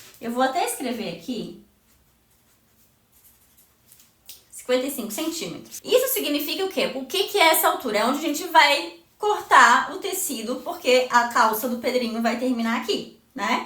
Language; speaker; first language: Portuguese; native; Portuguese